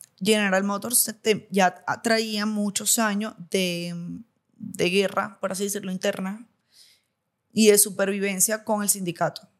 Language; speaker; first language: Spanish; native; Spanish